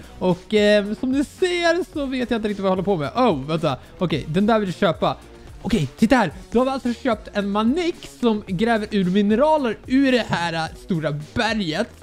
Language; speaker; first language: Swedish; native; Swedish